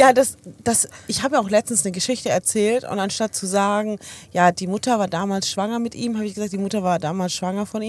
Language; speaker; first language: German; early bilingual, other home language; Arabic